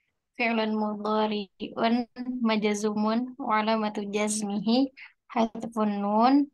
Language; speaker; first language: Arabic; non-native, learner; Indonesian